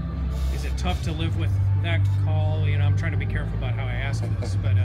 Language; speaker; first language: English; native; English